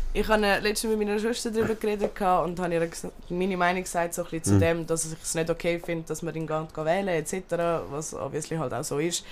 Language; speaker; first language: German; early bilingual, other home language; Turkish